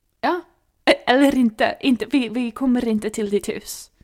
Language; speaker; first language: Swedish; non-native, fluent; English